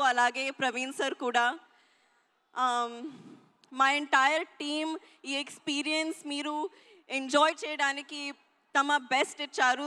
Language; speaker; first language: Telugu; non-native, learner; Hindi